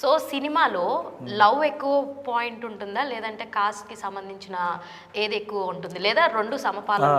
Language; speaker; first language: Telugu; native; Telugu